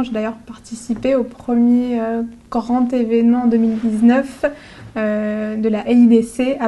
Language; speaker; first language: French; native; French